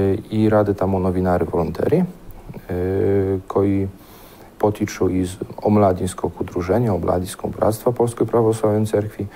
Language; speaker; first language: Serbian; non-native, fluent; Polish